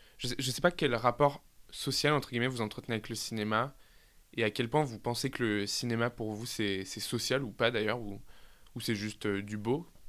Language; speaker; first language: French; native; French